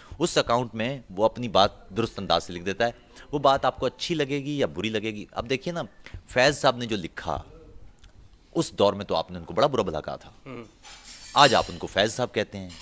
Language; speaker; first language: Urdu; non-native, local second language; Punjabi